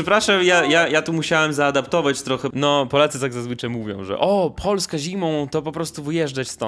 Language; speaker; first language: Polish; non-native, fluent; Russian